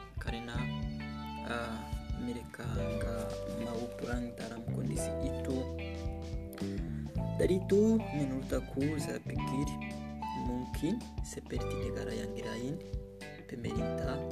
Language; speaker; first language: Indonesian; non-native, learner; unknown